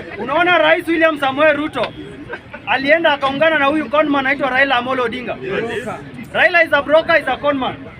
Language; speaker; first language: Swahili; non-native, local second language; Kalenjin